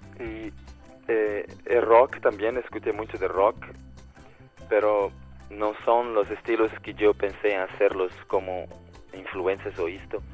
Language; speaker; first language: Spanish; non-native, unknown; Portuguese